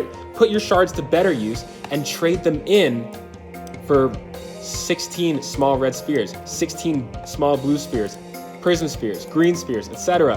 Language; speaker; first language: English; native; English